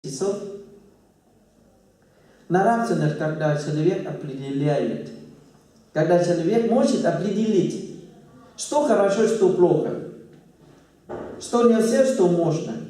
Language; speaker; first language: Russian; non-native, fluent; Thai